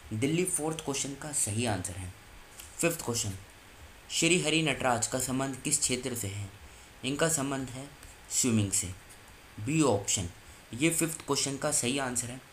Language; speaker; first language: Hindi; native; Hindi